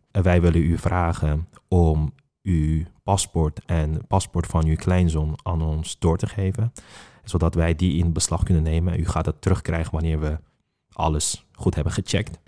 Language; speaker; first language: Dutch; non-native, fluent; Uyghur